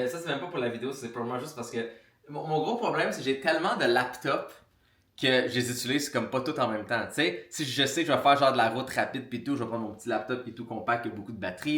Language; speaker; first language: French; native; French